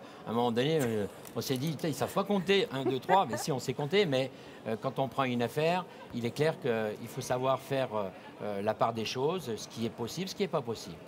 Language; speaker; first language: French; native; French